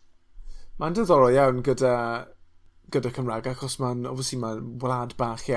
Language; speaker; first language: Welsh; non-native, local second language; English